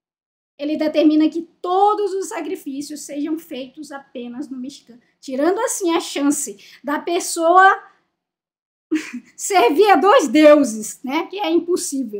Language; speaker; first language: Portuguese; native; Portuguese